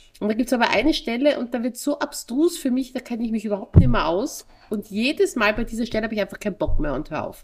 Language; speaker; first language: German; native; German